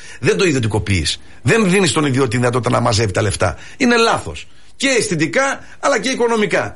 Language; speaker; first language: Greek; early bilingual, heritage; Greek